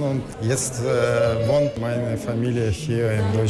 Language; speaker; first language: German; non-native, learner; Russian